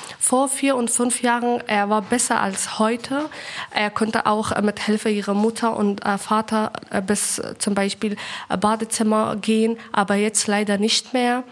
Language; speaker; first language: German; non-native, learner; Persian